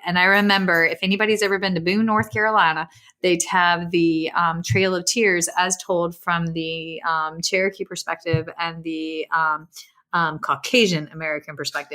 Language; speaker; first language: English; native; English